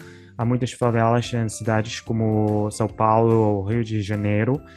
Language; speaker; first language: Portuguese; non-native, fluent; Italian